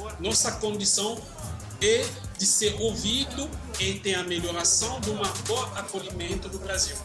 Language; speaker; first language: Portuguese; non-native, fluent; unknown